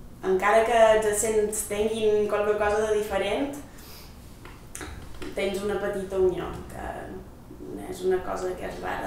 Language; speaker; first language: Catalan; non-native, local second language; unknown